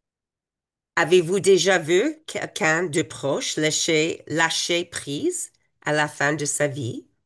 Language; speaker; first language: French; non-native, fluent; English